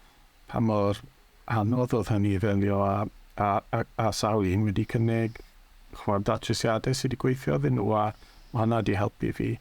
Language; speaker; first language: Welsh; native; Welsh